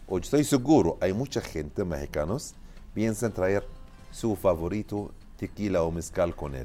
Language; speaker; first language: Spanish; non-native, learner; Arabic